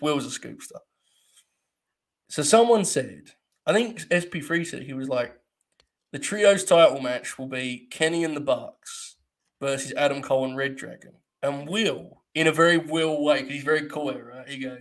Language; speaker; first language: English; native; English